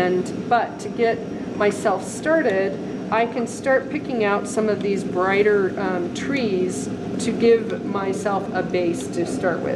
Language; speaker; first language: English; native; English